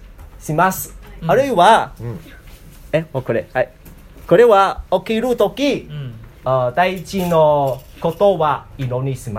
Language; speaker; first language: Japanese; non-native, learner; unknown